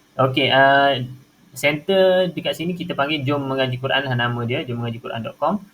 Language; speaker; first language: Malay; native; Malay